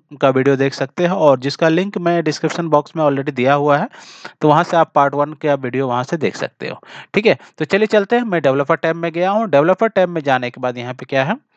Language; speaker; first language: Hindi; native; Hindi